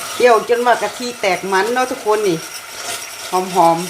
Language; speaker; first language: Thai; non-native, local second language; Lao